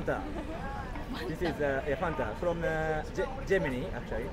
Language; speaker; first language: English; non-native, learner; Japanese